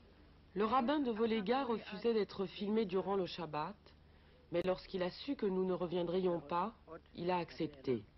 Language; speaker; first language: French; native; French